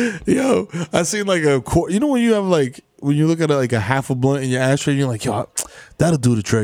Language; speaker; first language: English; early bilingual, other home language; Spanish